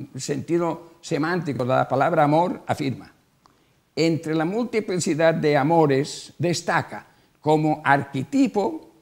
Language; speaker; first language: Spanish; non-native, local second language; Catalan